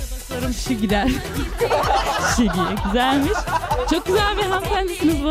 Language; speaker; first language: Turkish; native; Turkish